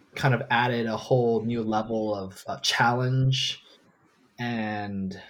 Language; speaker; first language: English; non-native, local second language; Cantonese